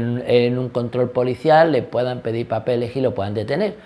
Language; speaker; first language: Spanish; native; Spanish